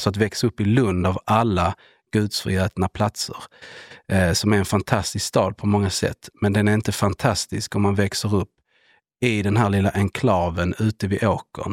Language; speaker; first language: Swedish; native; Swedish